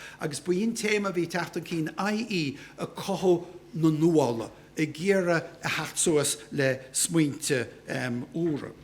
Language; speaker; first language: Irish; native; Irish